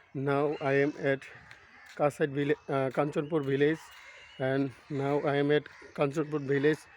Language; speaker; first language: English; non-native, local second language; Bangla